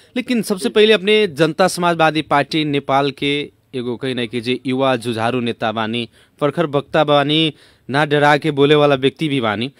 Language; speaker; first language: Bhojpuri; native; Bhojpuri